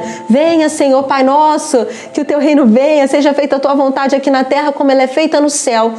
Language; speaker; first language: Portuguese; native; Portuguese